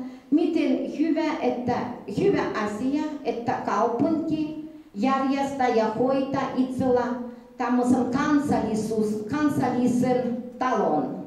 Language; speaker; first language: Finnish; early bilingual, heritage; Finnish